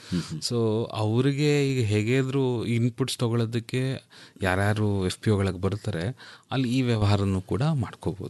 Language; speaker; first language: Kannada; native; Kannada